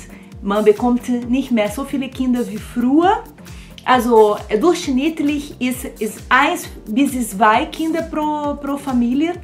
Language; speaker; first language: German; non-native, fluent; Portuguese